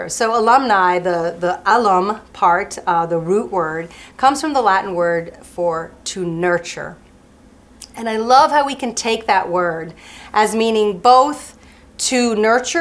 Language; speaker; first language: English; early bilingual, other home language; French